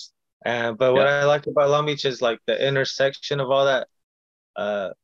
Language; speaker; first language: English; early bilingual, other home language; Spanish